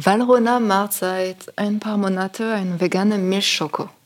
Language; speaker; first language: German; non-native, learner; French